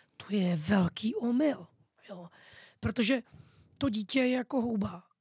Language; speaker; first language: Czech; native; Czech